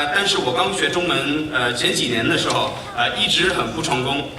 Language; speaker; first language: Chinese; non-native, fluent; English